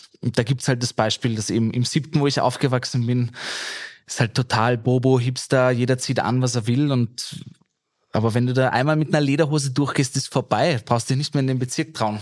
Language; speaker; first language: German; native; German